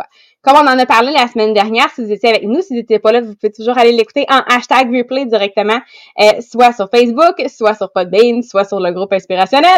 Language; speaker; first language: French; native; French